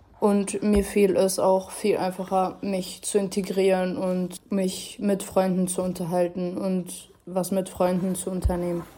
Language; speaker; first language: German; early bilingual, other home language; Arabic